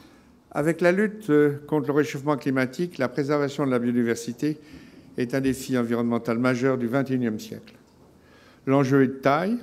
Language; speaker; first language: French; native; French